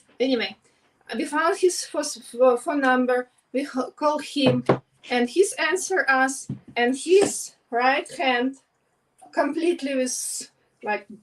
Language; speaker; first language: English; non-native, learner; Ukrainian